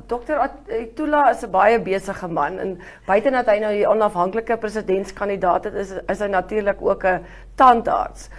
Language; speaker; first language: Afrikaans; native; Afrikaans